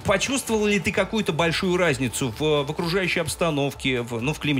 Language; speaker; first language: Russian; native; Russian